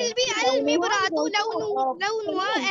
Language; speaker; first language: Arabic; non-native, learner; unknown